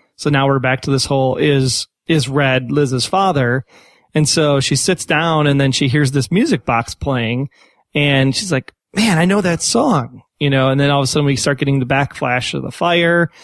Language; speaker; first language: English; native; English